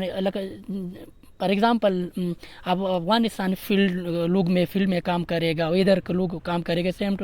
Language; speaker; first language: Hindi; non-native, learner; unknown